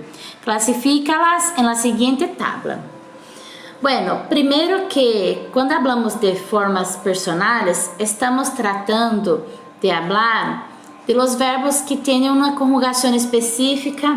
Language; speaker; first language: Spanish; non-native, fluent; Portuguese